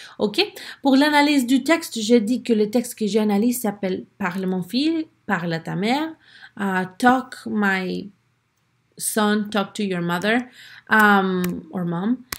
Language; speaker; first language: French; non-native, learner; Spanish